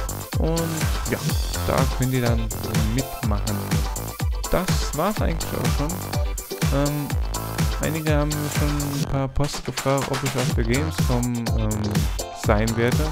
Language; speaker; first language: German; native; German